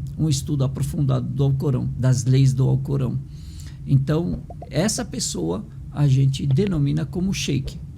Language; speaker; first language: Portuguese; early bilingual, other home language; Arabic